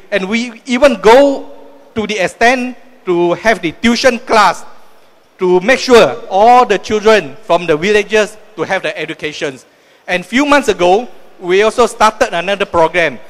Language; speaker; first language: English; non-native, local second language; Chinese